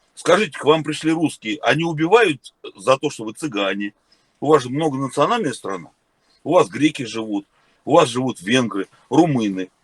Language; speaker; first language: Russian; native; Russian